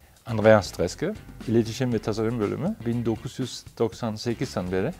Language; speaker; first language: Turkish; non-native, fluent; German